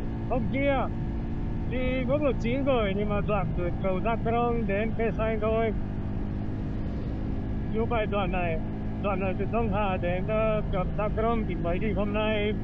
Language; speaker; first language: Vietnamese; non-native, fluent; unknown